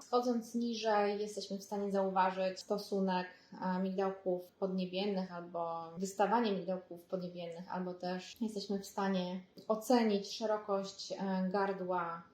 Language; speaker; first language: Polish; native; Polish